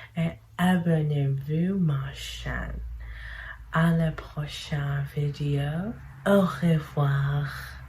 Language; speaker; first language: French; non-native, learner; English